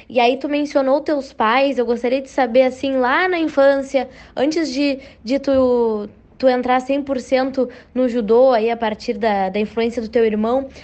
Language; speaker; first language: Portuguese; native; Portuguese